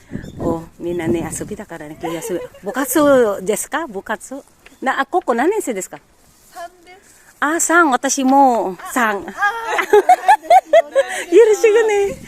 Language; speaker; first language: Japanese; early bilingual, other home language; Filipino